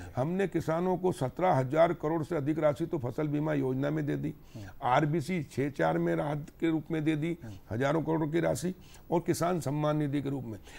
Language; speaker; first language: Hindi; native; Hindi